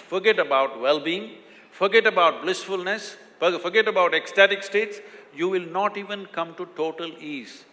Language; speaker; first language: English; non-native, local second language; Kannada